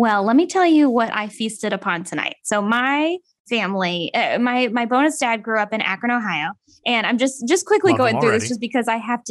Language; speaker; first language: English; native; English